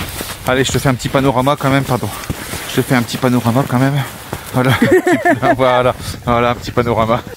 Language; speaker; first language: French; native; French